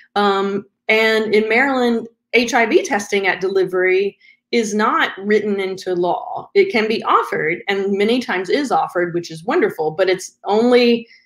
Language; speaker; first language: English; native; English